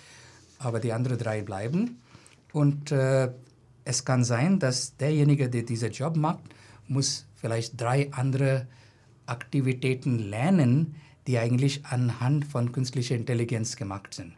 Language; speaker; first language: German; non-native, fluent; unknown